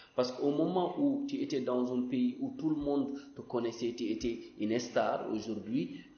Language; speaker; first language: French; non-native, local second language; Fula